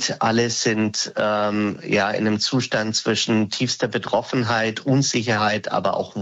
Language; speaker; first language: German; native; German